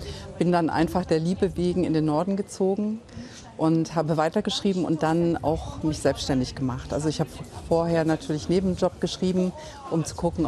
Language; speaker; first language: German; native; German